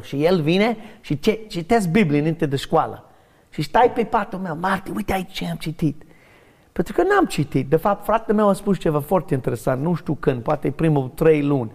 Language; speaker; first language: Romanian; non-native, learner; English